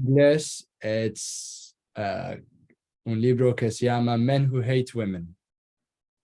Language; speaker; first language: Spanish; non-native, learner; Kurdish